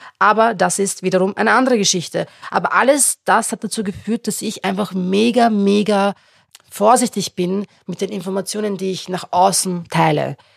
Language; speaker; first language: German; non-native, local second language; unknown